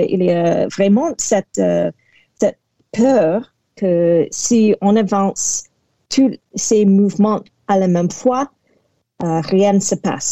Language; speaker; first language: French; non-native, learner; English